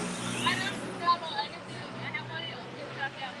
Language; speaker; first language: English; non-native, learner; Thai